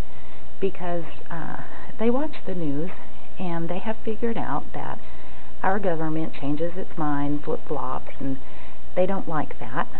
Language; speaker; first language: English; native; English